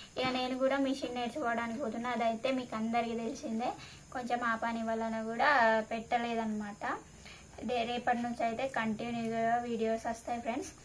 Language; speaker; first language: Telugu; native; Telugu